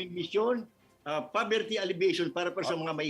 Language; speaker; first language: Filipino; native; Filipino